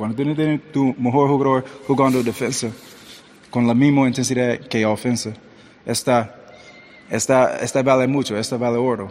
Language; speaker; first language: Spanish; early bilingual, heritage; English